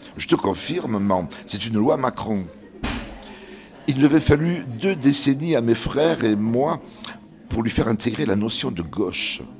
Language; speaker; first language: French; early bilingual, other home language; Kabyle